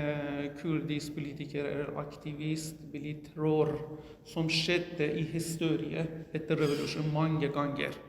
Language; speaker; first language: Norwegian; non-native, learner; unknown